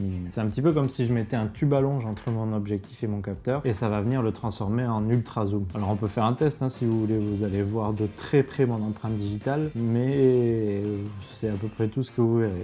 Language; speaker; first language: French; native; French